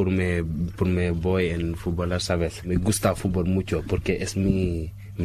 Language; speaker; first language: Spanish; non-native, learner; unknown